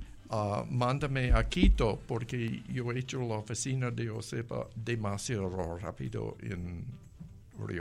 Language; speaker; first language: Spanish; non-native, learner; English